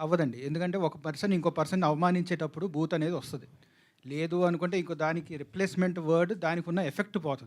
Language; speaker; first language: Telugu; native; Telugu